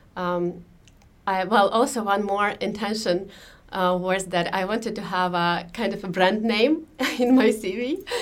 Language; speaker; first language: English; non-native, fluent; Russian